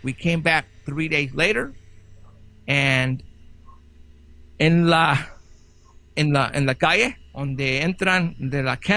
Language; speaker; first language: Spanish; early bilingual, heritage; Spanish